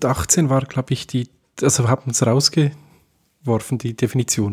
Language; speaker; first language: German; native; German